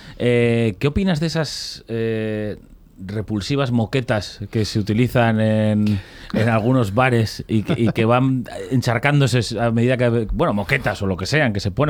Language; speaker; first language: Spanish; native; Spanish